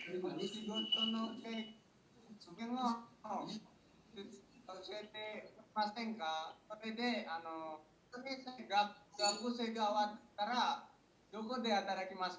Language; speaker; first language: Japanese; non-native, learner; Indonesian